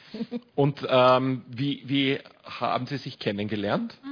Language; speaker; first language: German; native; German